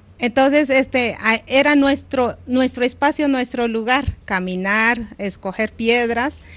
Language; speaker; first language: Spanish; non-native, local second language; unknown